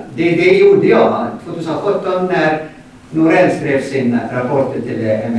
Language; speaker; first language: Swedish; non-native, fluent; Arabic